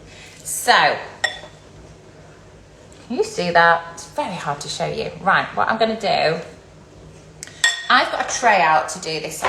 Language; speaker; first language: English; native; English